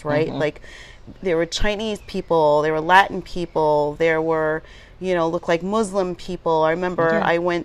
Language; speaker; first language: English; native; English